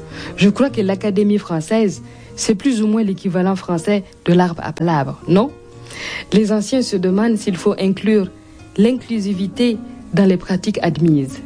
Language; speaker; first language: French; non-native, local second language; Mossi